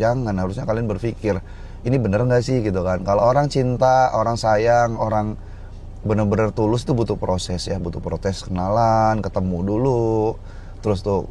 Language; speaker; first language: Indonesian; native; Indonesian